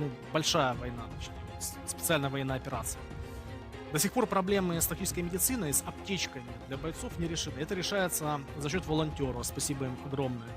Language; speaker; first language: Russian; native; Russian